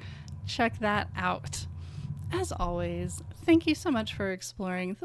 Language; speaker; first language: English; native; English